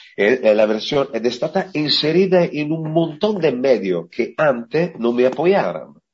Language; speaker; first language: Spanish; non-native, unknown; Italian